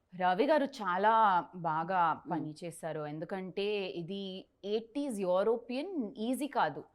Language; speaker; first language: Telugu; non-native, learner; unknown